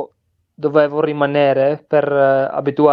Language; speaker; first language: Italian; non-native, learner; Czech